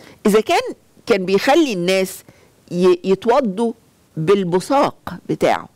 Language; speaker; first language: Arabic; native; Arabic